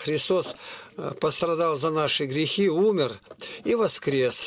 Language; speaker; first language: Russian; native; Russian